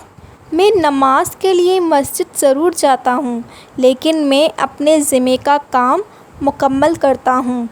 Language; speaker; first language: Urdu; non-native, local second language; Sindhi